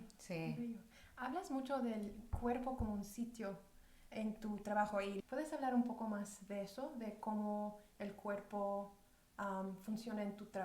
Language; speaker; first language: Spanish; early bilingual, heritage; Spanish